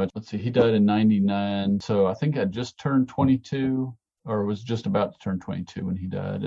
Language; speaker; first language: English; native; English